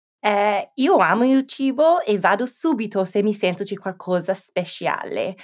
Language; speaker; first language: Italian; non-native, fluent; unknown